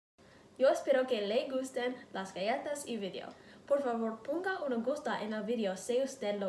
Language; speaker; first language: Spanish; non-native, learner; English